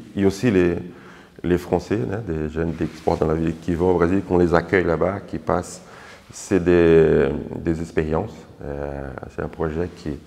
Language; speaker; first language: French; non-native, fluent; Portuguese